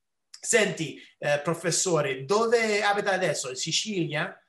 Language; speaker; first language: Italian; early bilingual, heritage; English